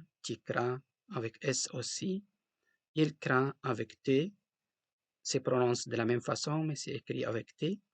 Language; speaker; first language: French; non-native, local second language; Arabic